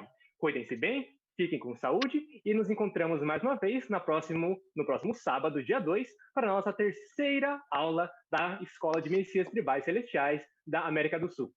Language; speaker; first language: Portuguese; native; Portuguese